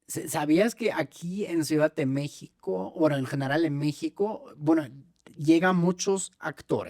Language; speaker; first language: Spanish; non-native, fluent; German